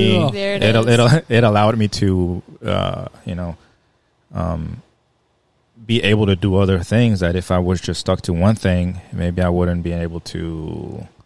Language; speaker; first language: English; native; English